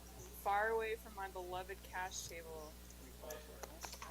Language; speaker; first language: English; native; English